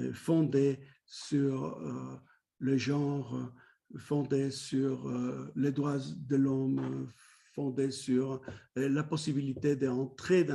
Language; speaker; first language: French; non-native, fluent; Spanish